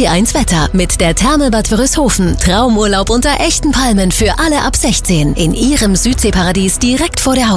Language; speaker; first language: German; native; German